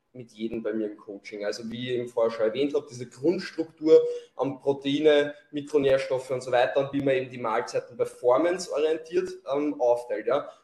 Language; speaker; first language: German; native; German